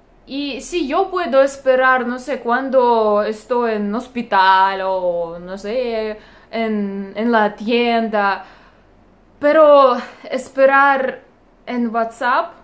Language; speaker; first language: Spanish; non-native, learner; Russian